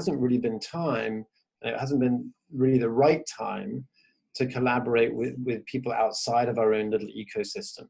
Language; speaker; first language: English; native; English